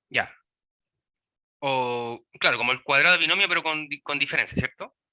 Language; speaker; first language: Spanish; native; Spanish